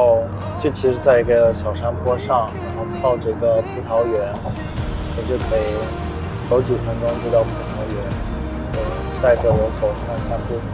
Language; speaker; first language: Chinese; early bilingual, heritage; Chinese